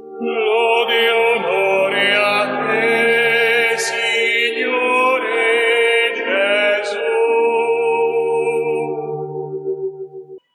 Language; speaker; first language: Italian; native; Italian